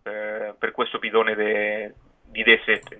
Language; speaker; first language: Italian; non-native, fluent; Spanish